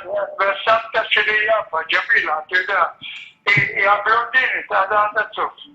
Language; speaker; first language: Hebrew; early bilingual, other home language; Arabic